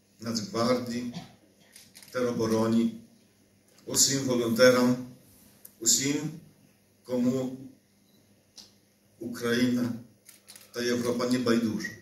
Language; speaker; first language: Ukrainian; non-native, fluent; Polish